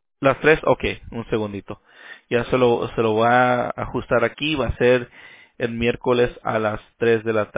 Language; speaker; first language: Spanish; early bilingual, heritage; Spanish